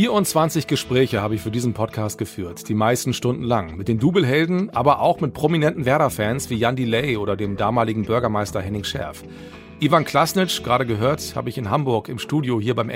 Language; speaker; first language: German; native; German